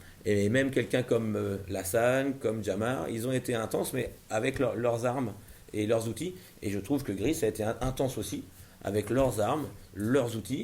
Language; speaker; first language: French; native; French